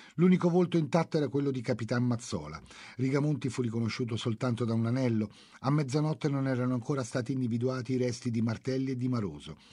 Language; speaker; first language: Italian; native; Italian